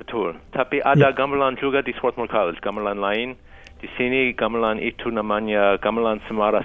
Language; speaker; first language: Indonesian; non-native, fluent; English